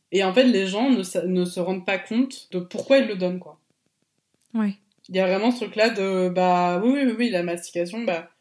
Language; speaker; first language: French; native; French